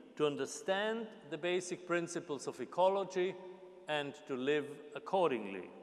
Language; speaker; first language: English; non-native, fluent; German